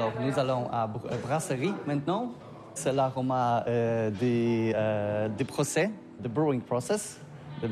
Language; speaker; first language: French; non-native, learner; Polish